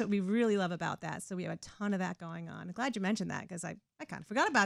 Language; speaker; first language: English; native; English